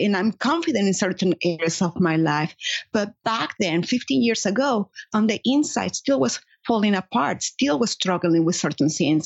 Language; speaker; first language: English; non-native, fluent; Spanish